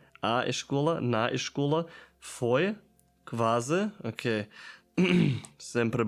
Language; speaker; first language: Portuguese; non-native, learner; German